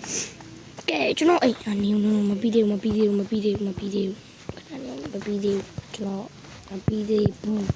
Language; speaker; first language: Burmese; native; Burmese